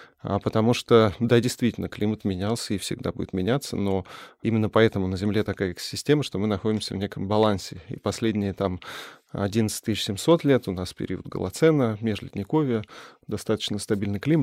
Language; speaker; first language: Russian; native; Russian